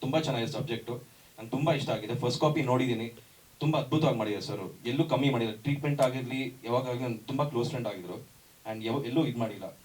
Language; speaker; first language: Kannada; native; Kannada